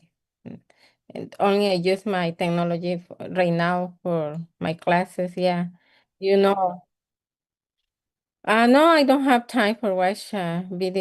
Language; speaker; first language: English; non-native, learner; Spanish